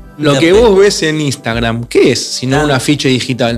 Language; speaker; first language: Spanish; native; Spanish